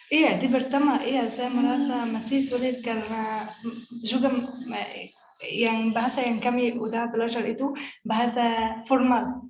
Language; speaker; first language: Indonesian; non-native, learner; Arabic